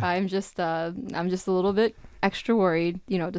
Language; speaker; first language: English; native; English